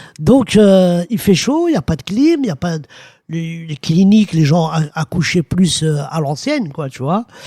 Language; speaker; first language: French; early bilingual, other home language; Arabic